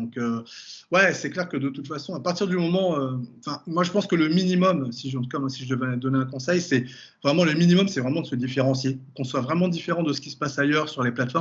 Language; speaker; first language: French; native; French